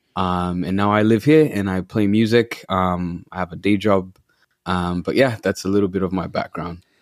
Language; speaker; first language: English; non-native, local second language; Ganda